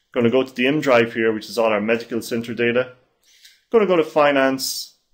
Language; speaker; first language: English; native; English